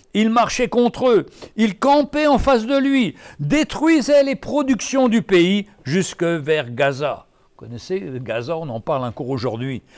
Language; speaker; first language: French; native; French